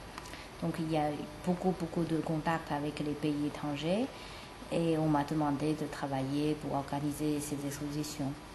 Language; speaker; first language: French; non-native, fluent; Chinese